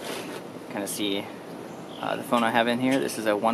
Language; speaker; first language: English; native; English